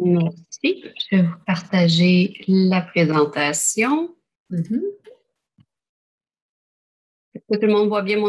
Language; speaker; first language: French; native; French